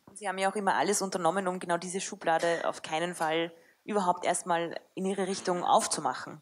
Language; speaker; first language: German; native; German